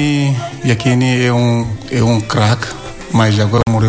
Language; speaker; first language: Portuguese; non-native, learner; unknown